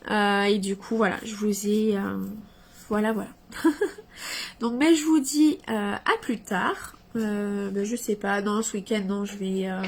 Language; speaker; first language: French; native; French